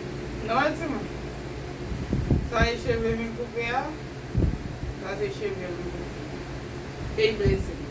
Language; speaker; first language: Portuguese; non-native, learner; Haitian Creole